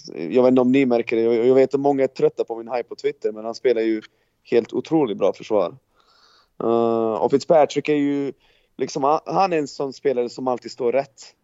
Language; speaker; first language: Swedish; non-native, fluent; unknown